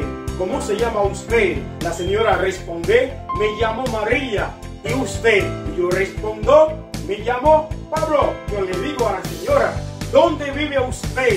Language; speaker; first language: Spanish; non-native, fluent; Haitian Creole